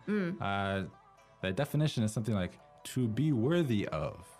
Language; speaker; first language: English; native; English